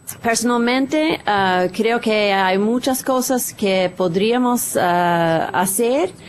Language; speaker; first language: Spanish; non-native, fluent; English